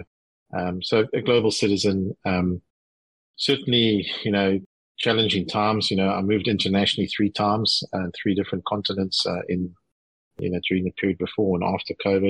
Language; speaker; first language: English; native; English